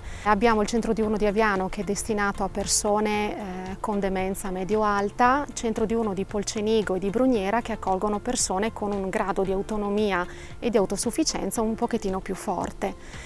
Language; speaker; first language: Italian; native; Italian